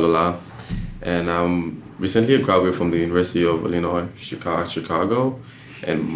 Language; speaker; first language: English; non-native, local second language; Yoruba